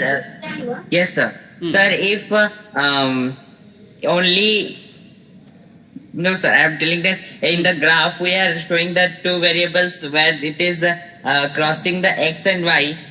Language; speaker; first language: English; non-native, learner; Hindi